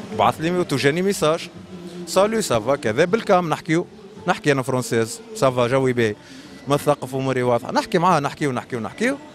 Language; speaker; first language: Arabic; native; Arabic